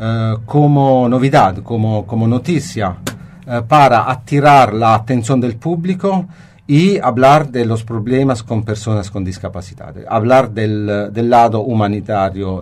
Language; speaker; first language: Spanish; non-native, fluent; Italian